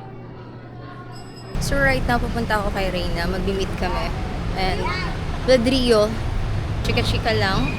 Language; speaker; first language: Filipino; native; Filipino